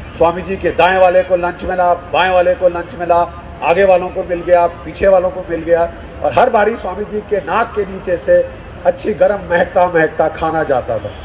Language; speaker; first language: Hindi; native; Hindi